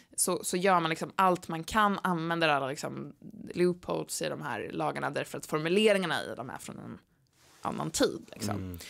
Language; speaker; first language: Swedish; native; Swedish